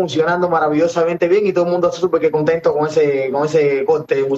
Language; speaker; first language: Spanish; native; Spanish